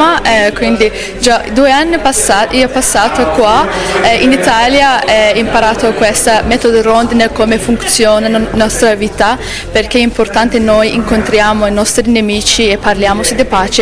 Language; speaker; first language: Italian; non-native, learner; Azerbaijani